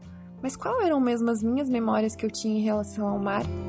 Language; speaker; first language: Portuguese; native; Portuguese